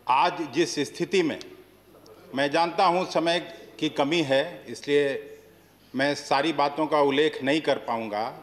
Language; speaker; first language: Hindi; native; Hindi